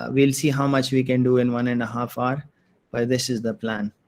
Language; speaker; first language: English; non-native, local second language; Urdu